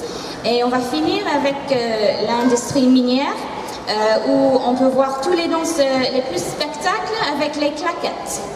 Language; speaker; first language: French; non-native, fluent; English